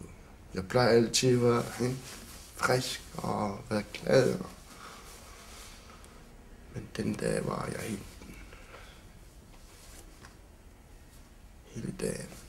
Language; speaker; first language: Danish; non-native, local second language; Kalaallisut